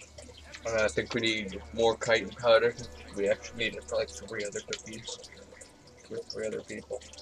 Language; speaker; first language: English; native; English